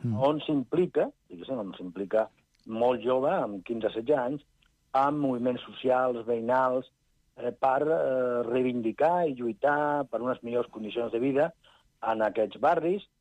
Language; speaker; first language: Catalan; non-native, local second language; Spanish